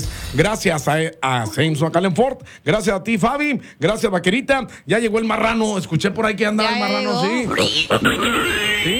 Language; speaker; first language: Spanish; native; Spanish